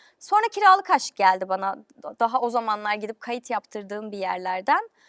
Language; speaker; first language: Turkish; native; Turkish